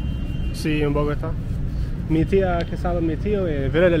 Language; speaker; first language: Spanish; non-native, learner; English